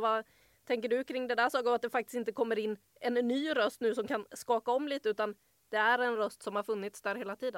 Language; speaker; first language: Swedish; native; Swedish